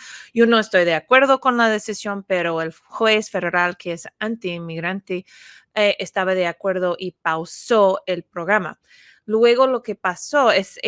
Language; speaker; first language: Spanish; non-native, fluent; English